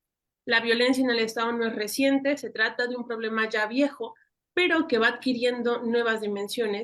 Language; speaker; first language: Spanish; native; Spanish